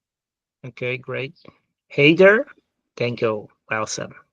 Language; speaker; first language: English; non-native, fluent; Portuguese